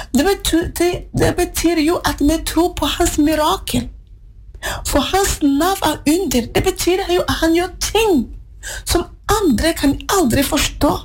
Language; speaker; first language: Norwegian; non-native, fluent; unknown